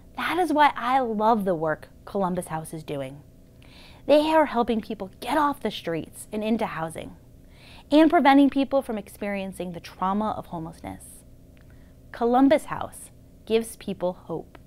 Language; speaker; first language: English; native; English